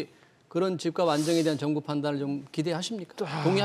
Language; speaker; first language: Korean; native; Korean